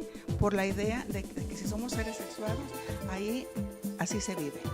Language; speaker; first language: Spanish; native; Spanish